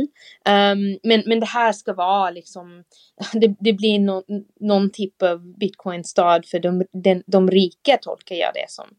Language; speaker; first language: Swedish; non-native, fluent; English